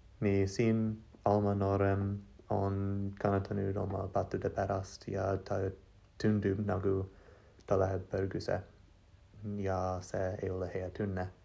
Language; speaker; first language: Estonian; non-native, learner; English